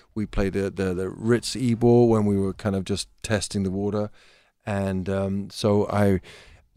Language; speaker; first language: English; native; English